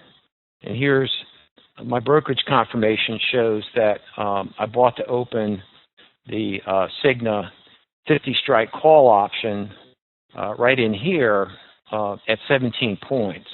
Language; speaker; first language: English; native; English